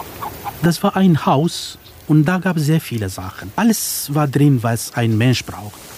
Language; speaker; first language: German; non-native, fluent; Kurdish